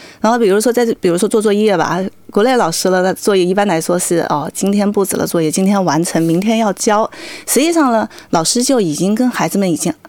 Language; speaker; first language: Chinese; native; Chinese